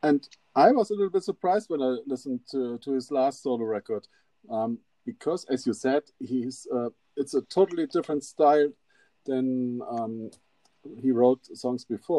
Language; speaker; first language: English; non-native, fluent; German